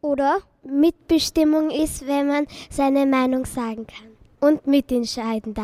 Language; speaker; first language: German; native; German